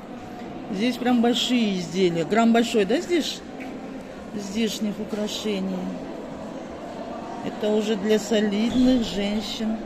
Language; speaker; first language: Russian; non-native, local second language; Kazakh